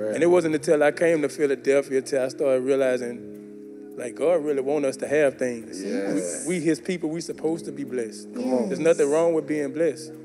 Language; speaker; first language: English; native; English